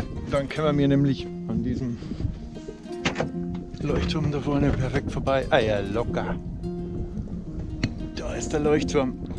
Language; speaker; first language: German; native; German